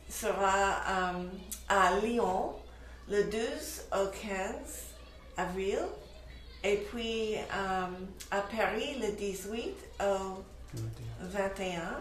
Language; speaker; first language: French; non-native, fluent; English